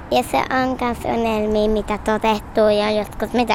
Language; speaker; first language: Finnish; early bilingual, heritage; Finnish